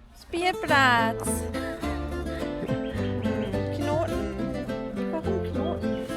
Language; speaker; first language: German; native; German